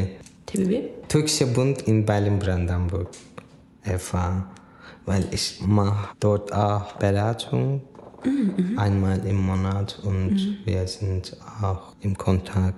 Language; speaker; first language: German; non-native, learner; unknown